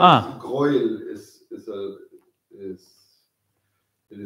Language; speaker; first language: English; non-native, fluent; German